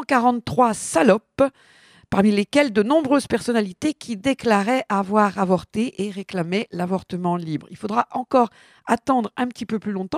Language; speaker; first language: French; native; French